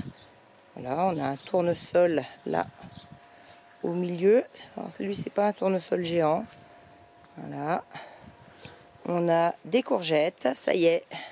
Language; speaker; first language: French; native; French